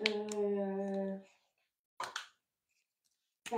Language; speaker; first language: Spanish; non-native, learner; French